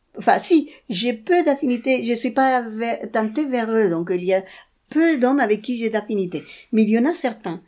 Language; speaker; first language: French; non-native, fluent; Spanish